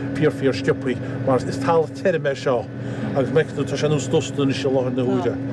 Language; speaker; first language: Irish; native; Irish